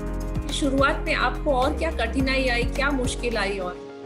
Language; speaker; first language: Hindi; native; Hindi